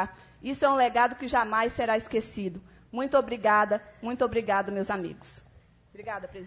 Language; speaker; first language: Portuguese; native; Portuguese